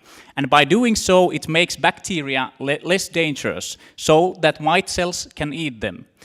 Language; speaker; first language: English; non-native, fluent; Finnish